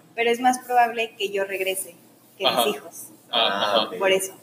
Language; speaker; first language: Spanish; native; Spanish